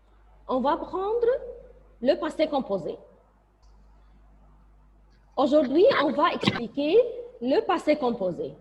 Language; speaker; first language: French; non-native, fluent; Arabic